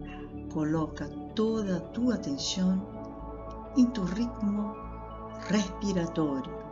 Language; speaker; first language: Spanish; non-native, fluent; Portuguese